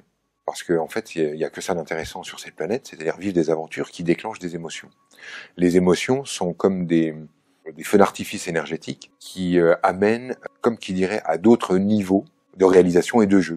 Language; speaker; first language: French; native; French